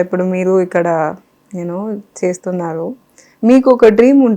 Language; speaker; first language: Telugu; non-native, fluent; Kannada